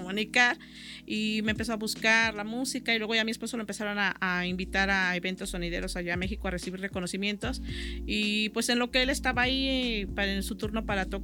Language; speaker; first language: Spanish; native; Spanish